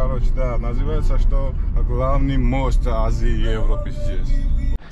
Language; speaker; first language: Russian; non-native, fluent; Georgian